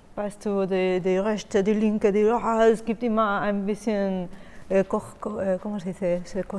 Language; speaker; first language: German; non-native, learner; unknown